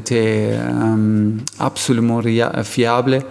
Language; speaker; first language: French; non-native, fluent; German